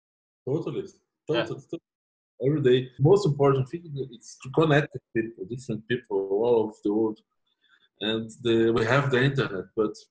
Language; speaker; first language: English; non-native, fluent; Portuguese